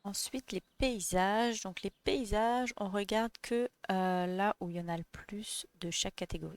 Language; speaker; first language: French; native; French